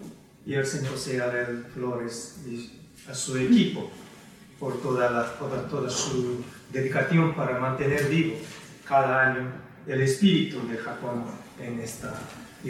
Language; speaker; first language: Spanish; non-native, fluent; Japanese